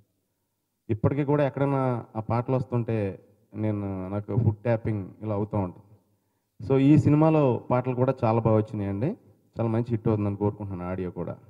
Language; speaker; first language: Telugu; native; Telugu